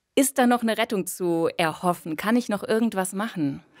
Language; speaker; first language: German; native; German